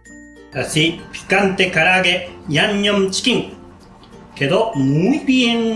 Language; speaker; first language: Spanish; non-native, learner; Japanese